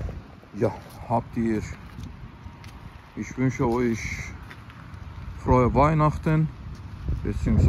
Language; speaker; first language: German; non-native, fluent; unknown